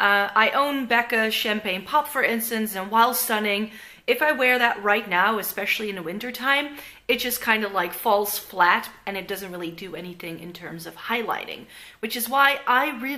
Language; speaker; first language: English; non-native, fluent; Dutch